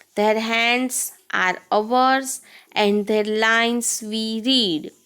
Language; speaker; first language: English; non-native, local second language; Gujarati